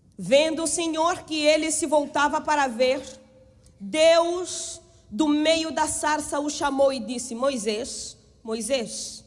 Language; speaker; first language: Portuguese; native; Portuguese